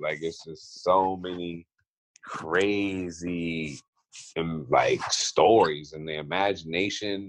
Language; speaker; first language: English; native; English